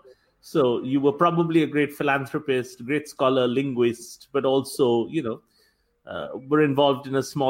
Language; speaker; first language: English; non-native, local second language; Bangla